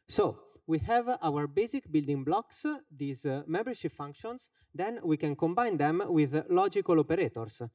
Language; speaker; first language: English; non-native, fluent; Finnish